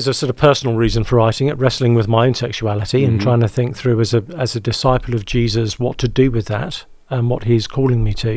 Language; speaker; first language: English; native; English